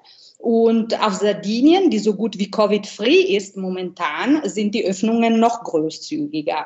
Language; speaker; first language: German; non-native, fluent; Italian